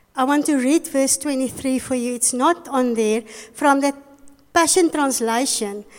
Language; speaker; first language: English; non-native, local second language; Afrikaans